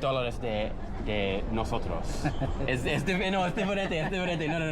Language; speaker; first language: Spanish; non-native, learner; English